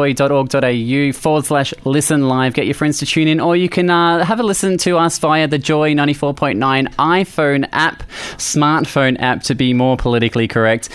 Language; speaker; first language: English; native; English